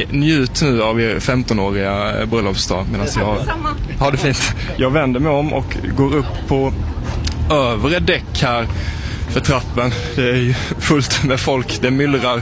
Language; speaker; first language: Swedish; native; Swedish